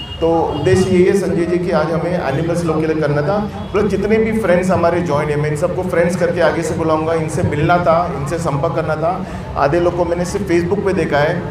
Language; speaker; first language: Hindi; non-native, local second language; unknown